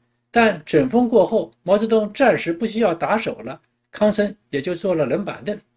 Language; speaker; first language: Chinese; native; Chinese